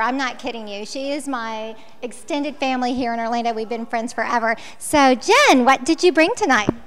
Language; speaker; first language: English; native; English